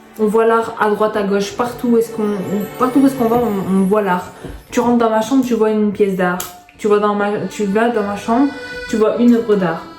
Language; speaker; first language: French; early bilingual, other home language; Arabic